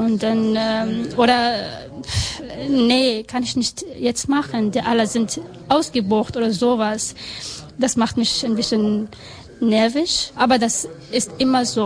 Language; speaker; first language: German; non-native, learner; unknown